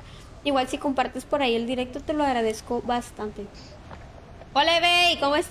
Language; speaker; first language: Spanish; native; Spanish